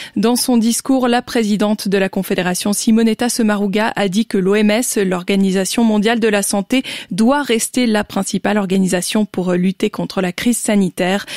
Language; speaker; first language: French; native; French